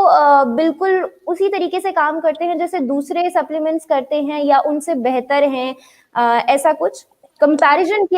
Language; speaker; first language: Hindi; native; Hindi